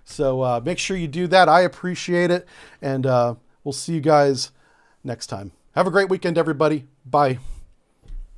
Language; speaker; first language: English; native; English